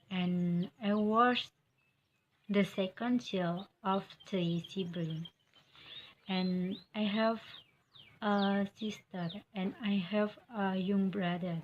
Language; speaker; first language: English; non-native, learner; Indonesian